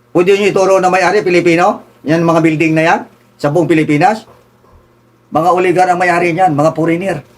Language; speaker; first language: Filipino; non-native, local second language; Tausug